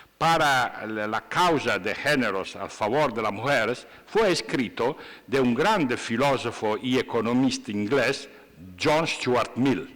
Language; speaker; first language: Spanish; non-native, learner; Italian